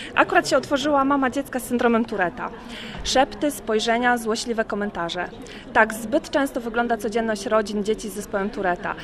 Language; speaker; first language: Polish; native; Polish